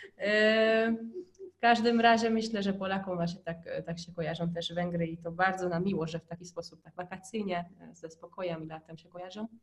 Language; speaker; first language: Polish; non-native, fluent; Hungarian